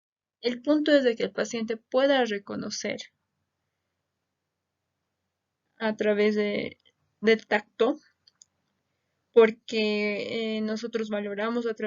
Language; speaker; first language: Spanish; native; Spanish